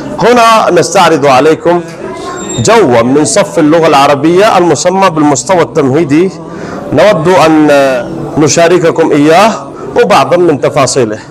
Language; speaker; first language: Arabic; non-native, fluent; Urdu